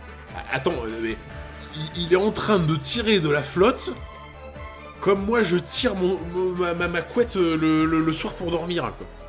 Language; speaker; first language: French; native; French